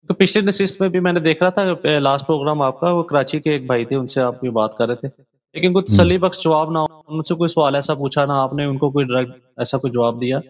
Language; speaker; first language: Urdu; native; Urdu